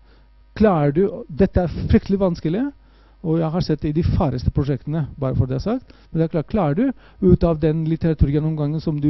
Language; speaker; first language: Norwegian; non-native, fluent; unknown